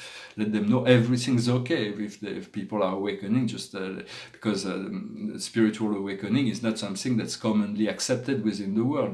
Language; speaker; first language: English; non-native, fluent; French